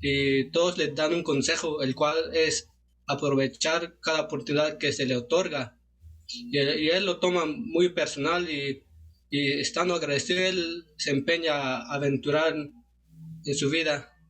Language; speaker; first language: Spanish; non-native, local second language; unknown